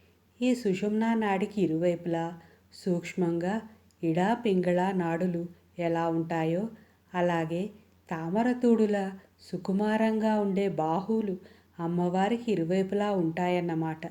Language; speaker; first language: Telugu; native; Telugu